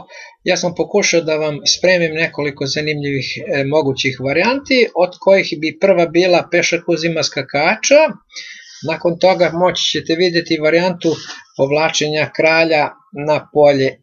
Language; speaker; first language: Serbian; native; Serbian